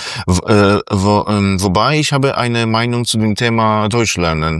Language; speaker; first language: German; non-native, fluent; Polish